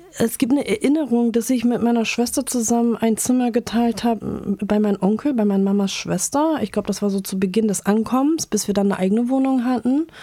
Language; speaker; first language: German; early bilingual, other home language; Turkish